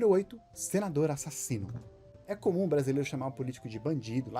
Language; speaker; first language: Portuguese; native; Portuguese